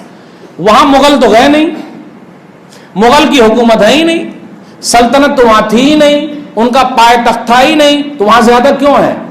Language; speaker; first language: Hindi; native; Hindi